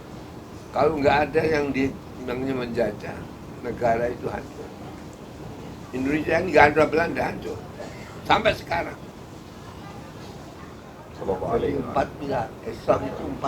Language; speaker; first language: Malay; non-native, local second language; Javanese